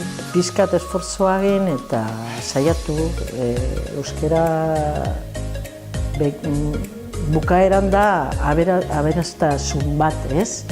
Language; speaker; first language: Basque; non-native, learner; Catalan